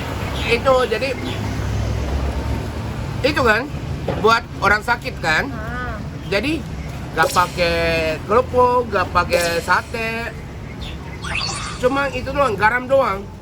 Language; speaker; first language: Indonesian; non-native, fluent; Japanese